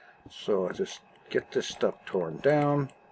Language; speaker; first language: English; native; English